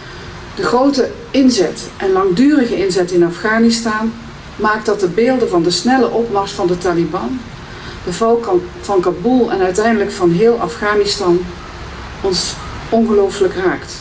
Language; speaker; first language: Dutch; native; Dutch